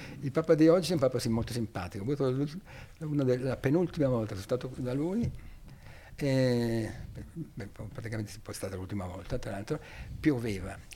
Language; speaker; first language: Italian; native; Italian